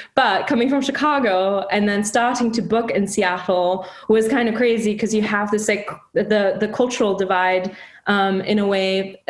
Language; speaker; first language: English; non-native, fluent; German